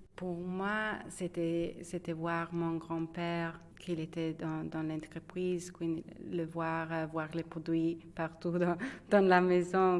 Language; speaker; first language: French; non-native, fluent; Italian